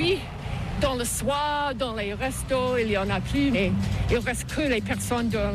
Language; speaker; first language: French; non-native, fluent; English